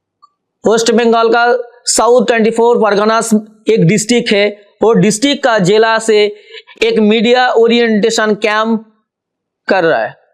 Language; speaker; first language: Hindi; non-native, local second language; Bangla